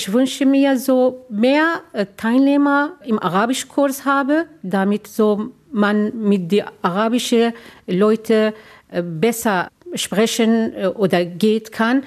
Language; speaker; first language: German; non-native, learner; Arabic